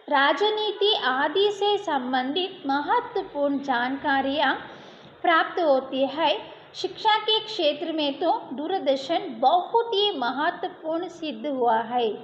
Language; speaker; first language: Hindi; non-native, local second language; Kannada